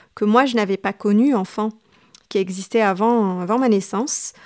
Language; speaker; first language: French; native; French